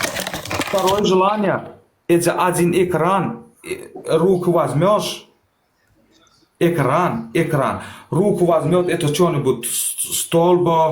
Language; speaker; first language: Russian; non-native, learner; Turkmen